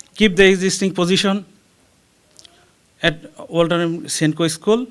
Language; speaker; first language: English; non-native, local second language; Bangla